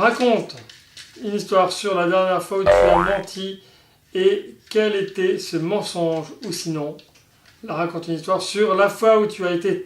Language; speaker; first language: French; native; French